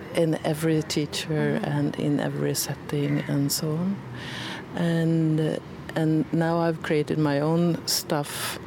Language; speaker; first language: English; non-native, fluent; Swedish